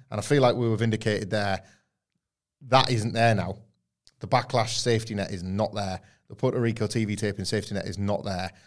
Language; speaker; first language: English; native; English